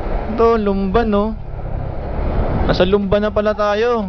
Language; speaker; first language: Filipino; native; Filipino